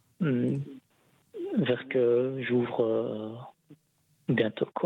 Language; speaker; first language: French; non-native, local second language; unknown